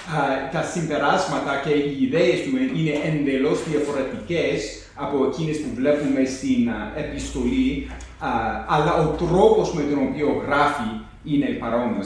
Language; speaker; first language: Greek; non-native, fluent; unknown